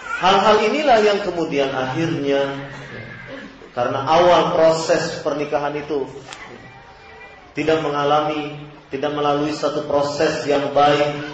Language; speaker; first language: Indonesian; native; Indonesian